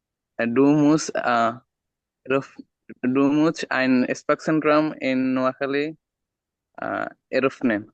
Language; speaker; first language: German; non-native, learner; Bangla